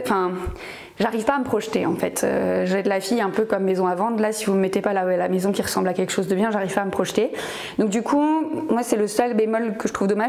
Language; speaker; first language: French; native; French